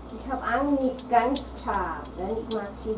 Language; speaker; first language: German; non-native, learner; Thai